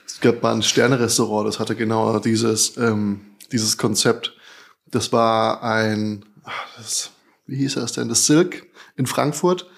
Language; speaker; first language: German; native; German